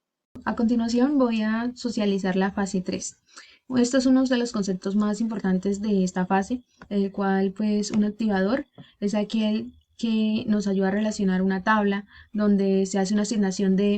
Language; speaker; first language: Spanish; native; Spanish